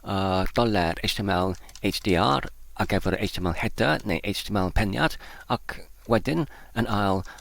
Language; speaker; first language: Welsh; non-native, learner; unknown